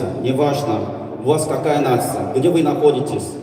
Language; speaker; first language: Russian; non-native, fluent; Korean